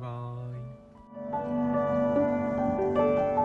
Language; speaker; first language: Japanese; native; Japanese